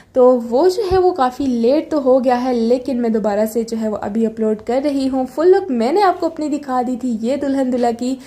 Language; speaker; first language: Urdu; native; Urdu